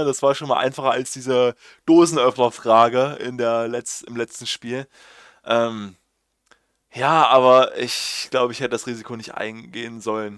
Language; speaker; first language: German; native; German